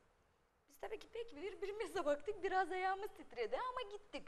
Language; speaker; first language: Turkish; non-native, fluent; Russian